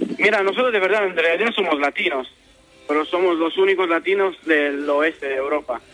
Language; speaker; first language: Spanish; non-native, fluent; Romanian